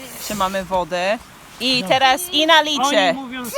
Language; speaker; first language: Polish; non-native, learner; English